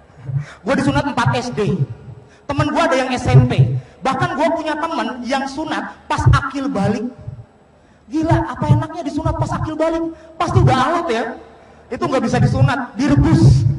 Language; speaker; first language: Indonesian; native; Indonesian